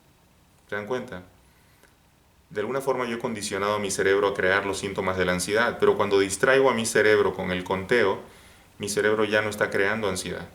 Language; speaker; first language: Spanish; native; Spanish